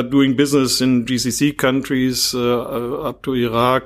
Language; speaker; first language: English; non-native, fluent; German